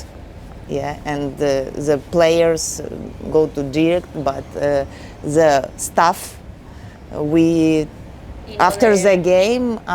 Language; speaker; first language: English; non-native, learner; Ukrainian